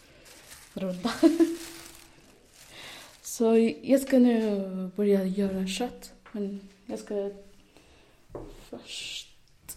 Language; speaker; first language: Swedish; non-native, learner; Arabic